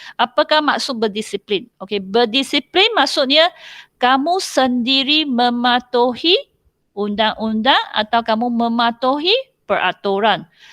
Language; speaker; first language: Malay; non-native, local second language; Chinese